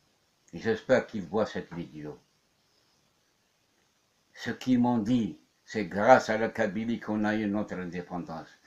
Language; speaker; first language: French; non-native, local second language; Kabyle